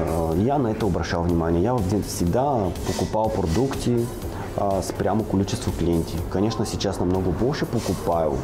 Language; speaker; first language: Russian; non-native, learner; Bulgarian